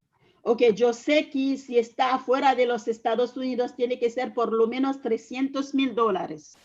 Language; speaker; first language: Spanish; non-native, fluent; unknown